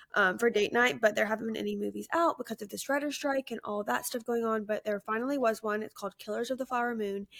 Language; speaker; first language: English; native; English